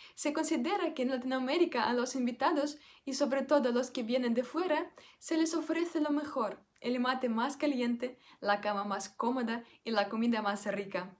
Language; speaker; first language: Spanish; non-native, fluent; Russian